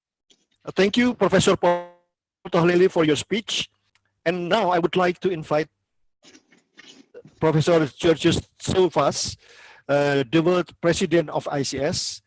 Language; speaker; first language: English; non-native, learner; Indonesian